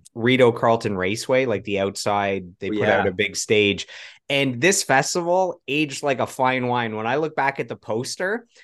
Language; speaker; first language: English; native; English